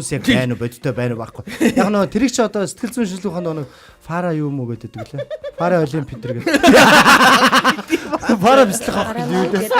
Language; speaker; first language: Mongolian; native; Mongolian